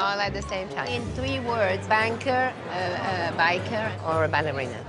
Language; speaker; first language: English; non-native, fluent; French